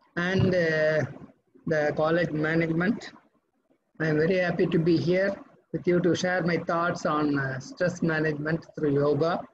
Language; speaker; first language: English; non-native, local second language; Tamil